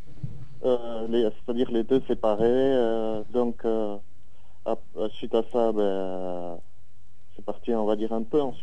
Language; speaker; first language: French; native; French